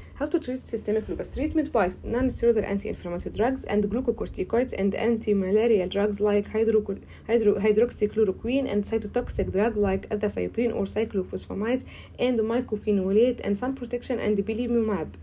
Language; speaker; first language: English; non-native, fluent; Arabic